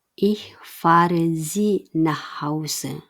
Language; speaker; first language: German; non-native, fluent; Indonesian